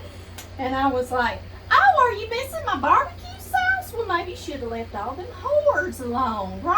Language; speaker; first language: English; native; English